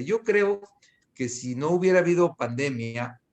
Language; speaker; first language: Spanish; native; Spanish